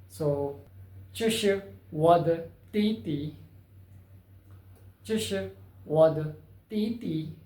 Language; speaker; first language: Chinese; non-native, fluent; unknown